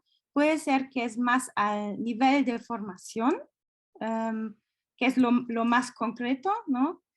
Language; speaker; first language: Spanish; non-native, fluent; German